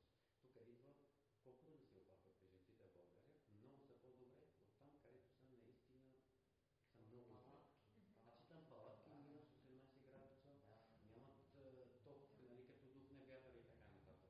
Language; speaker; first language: Bulgarian; non-native, fluent; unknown